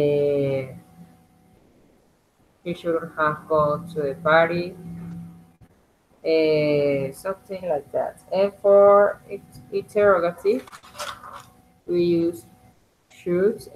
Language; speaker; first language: English; non-native, learner; Spanish